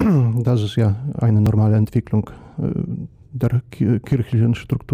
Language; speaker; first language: German; non-native, fluent; Polish